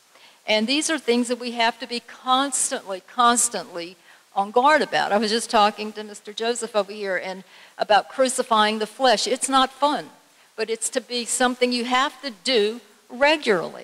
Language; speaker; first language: English; native; English